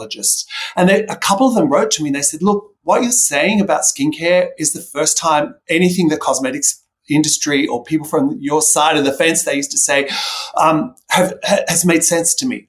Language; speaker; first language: English; native; English